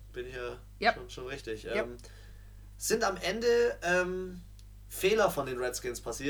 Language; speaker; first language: German; native; German